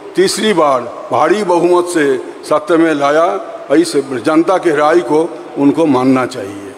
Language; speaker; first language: Hindi; non-native, local second language; Bangla